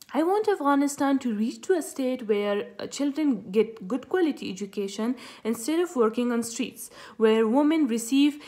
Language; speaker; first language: English; non-native, fluent; Pashto